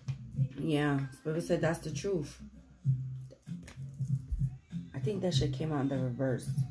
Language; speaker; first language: English; native; English